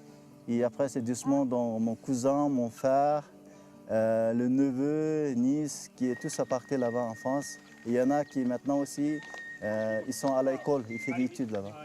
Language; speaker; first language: French; non-native, learner; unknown